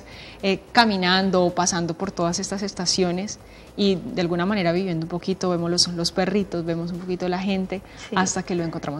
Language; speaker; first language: Spanish; native; Spanish